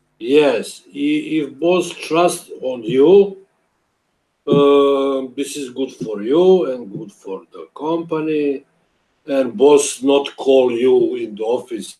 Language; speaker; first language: English; non-native, learner; Serbian